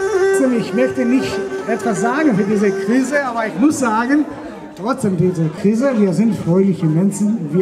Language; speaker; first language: German; non-native, fluent; Greek